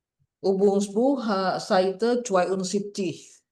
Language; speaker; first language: German; non-native, fluent; Indonesian